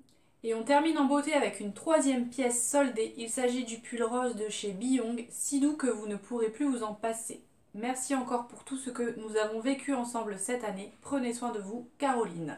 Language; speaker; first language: French; native; French